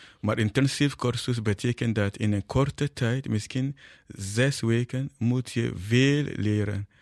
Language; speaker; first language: Dutch; non-native, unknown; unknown